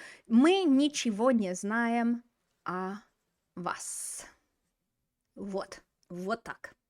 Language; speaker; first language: Russian; non-native, fluent; English